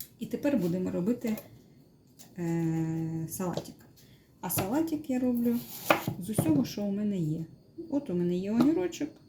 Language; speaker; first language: Ukrainian; non-native, local second language; Russian